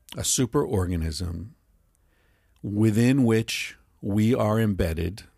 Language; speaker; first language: English; native; English